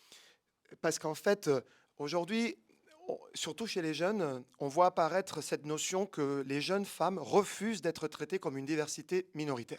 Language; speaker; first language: French; native; French